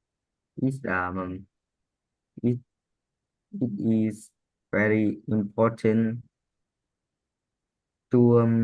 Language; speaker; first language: English; non-native, learner; Vietnamese